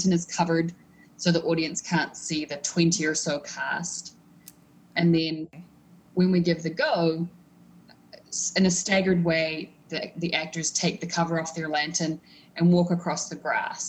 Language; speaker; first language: English; native; English